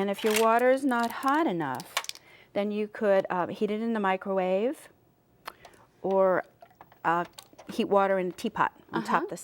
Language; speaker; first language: English; native; English